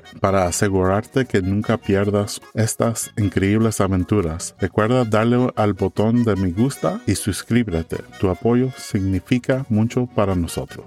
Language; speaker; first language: Spanish; early bilingual, heritage; English